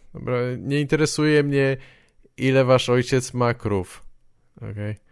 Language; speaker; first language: Polish; native; Polish